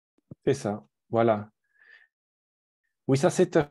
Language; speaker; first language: French; non-native, fluent; German